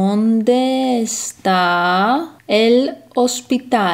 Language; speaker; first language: Spanish; non-native, learner; Greek